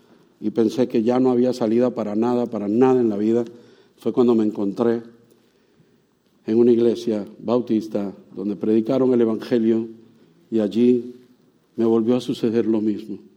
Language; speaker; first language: Spanish; native; Spanish